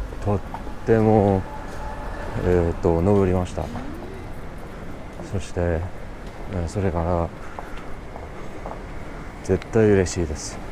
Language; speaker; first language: Japanese; non-native, learner; English